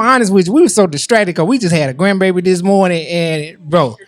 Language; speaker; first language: English; native; English